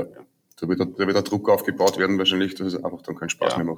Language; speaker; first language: German; native; German